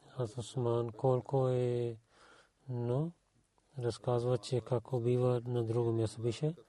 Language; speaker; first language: Bulgarian; non-native, learner; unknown